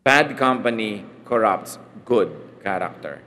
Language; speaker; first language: English; non-native, local second language; Filipino